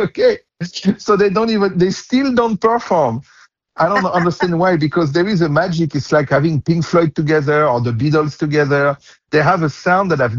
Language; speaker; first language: English; non-native, fluent; French